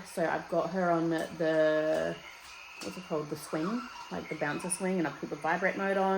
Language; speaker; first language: English; native; English